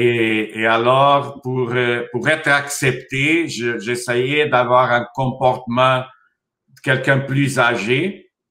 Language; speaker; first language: French; non-native, fluent; Portuguese